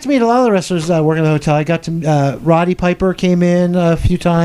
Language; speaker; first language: English; native; English